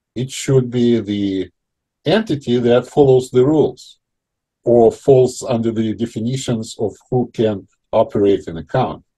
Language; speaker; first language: English; non-native, fluent; Russian